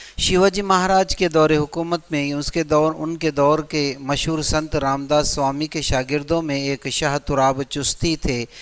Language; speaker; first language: Urdu; native; Urdu